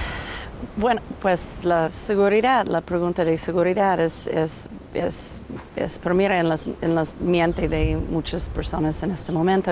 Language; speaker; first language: Spanish; non-native, learner; English